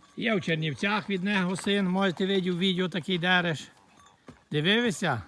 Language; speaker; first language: Ukrainian; native; Ukrainian